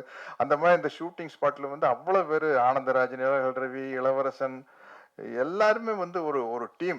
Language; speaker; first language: Tamil; native; Tamil